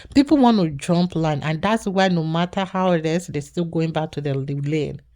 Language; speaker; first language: English; non-native, local second language; Yoruba